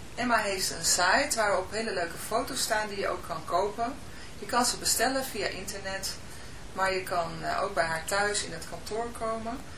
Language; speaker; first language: Dutch; native; Dutch